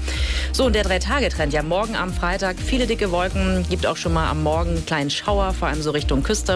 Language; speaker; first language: German; native; German